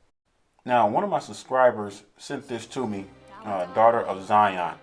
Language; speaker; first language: English; native; English